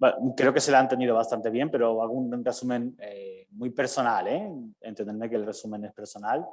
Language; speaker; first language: Spanish; native; Spanish